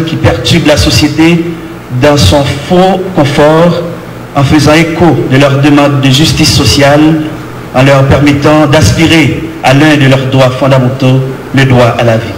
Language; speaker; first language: French; non-native, local second language; Haitian Creole